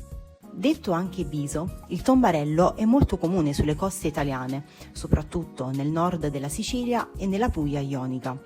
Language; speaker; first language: Italian; native; Italian